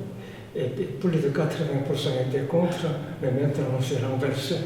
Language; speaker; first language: French; non-native, fluent; Korean